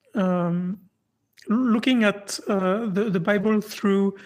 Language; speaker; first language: English; non-native, fluent; French